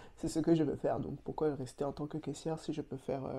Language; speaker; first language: French; native; French